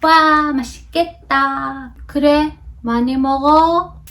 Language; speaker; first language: Korean; non-native, learner; Mongolian